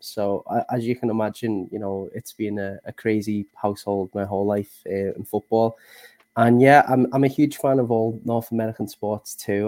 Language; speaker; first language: English; native; English